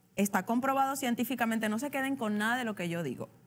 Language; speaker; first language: Spanish; native; Spanish